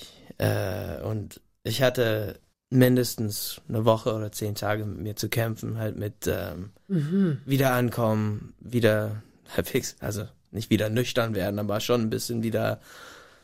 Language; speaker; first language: German; non-native, fluent; English